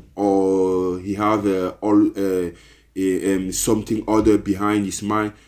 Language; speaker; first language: English; non-native, local second language; Basaa